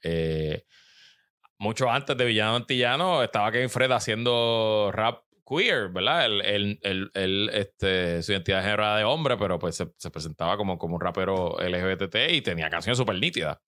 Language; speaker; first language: Spanish; native; Spanish